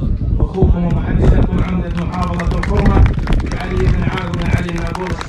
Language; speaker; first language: Arabic; native; Arabic